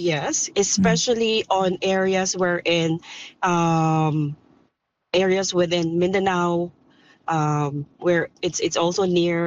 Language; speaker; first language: English; non-native, local second language; Cebuano